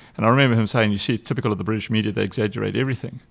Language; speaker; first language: English; native; English